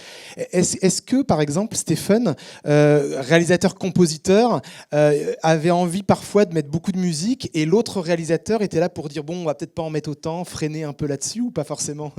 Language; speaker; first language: French; native; French